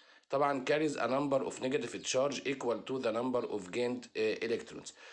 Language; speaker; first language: English; non-native, fluent; Arabic